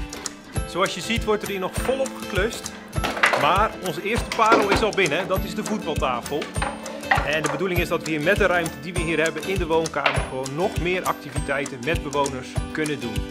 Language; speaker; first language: Dutch; native; Dutch